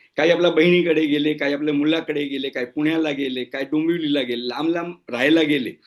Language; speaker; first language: Marathi; non-native, local second language; Gujarati